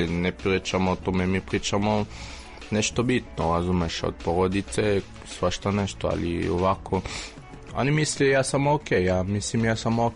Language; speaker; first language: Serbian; non-native, fluent; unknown